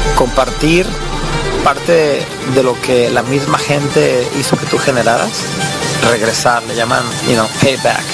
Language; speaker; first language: Spanish; native; Spanish